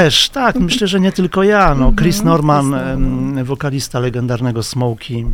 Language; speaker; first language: Polish; native; Polish